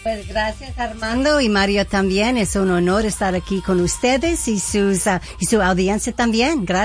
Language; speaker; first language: Spanish; early bilingual, heritage; Spanish